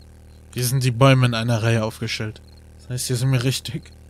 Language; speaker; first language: German; native; German